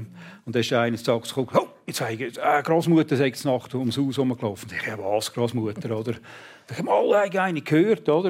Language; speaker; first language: German; native; German